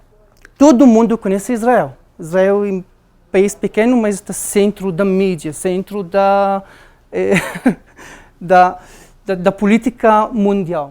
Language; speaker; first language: Portuguese; non-native, learner; Arabic